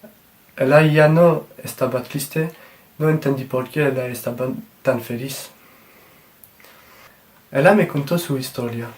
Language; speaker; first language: Spanish; non-native, learner; French